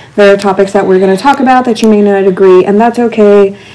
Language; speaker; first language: English; early bilingual, other home language; Spanish